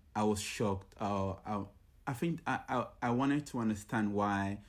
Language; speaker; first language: English; non-native, local second language; Ga